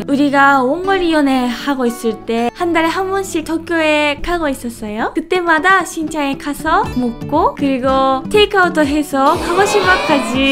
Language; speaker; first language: Korean; non-native, fluent; Japanese